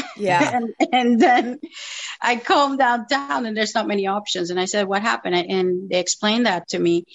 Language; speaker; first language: English; non-native, fluent; Spanish